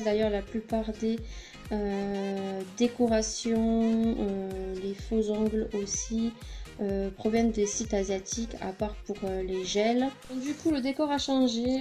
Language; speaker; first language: French; native; French